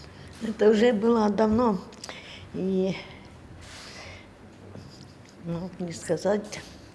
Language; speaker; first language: Russian; non-native, learner; Estonian